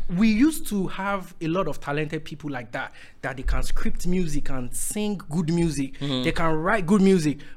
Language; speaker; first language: English; non-native, local second language; Yoruba